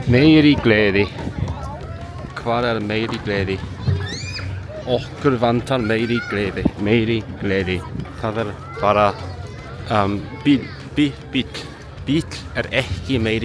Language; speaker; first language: Icelandic; non-native, learner; Cantonese